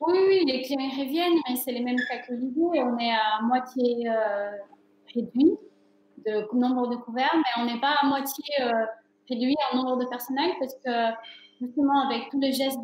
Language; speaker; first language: French; non-native, fluent; Portuguese